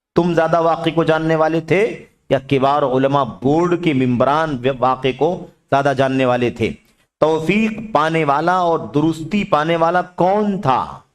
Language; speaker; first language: Urdu; native; Urdu